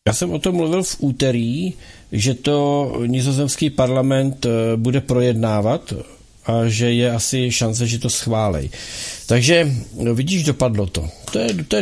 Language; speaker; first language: Czech; native; Czech